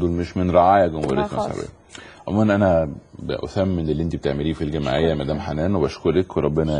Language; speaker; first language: Arabic; native; Arabic